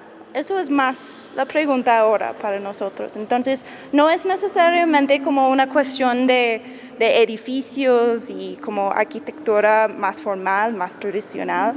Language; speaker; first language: Spanish; non-native, fluent; English